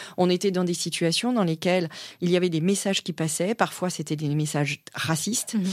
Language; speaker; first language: French; native; French